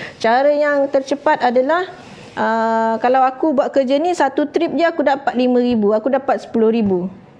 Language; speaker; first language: Malay; native; Malay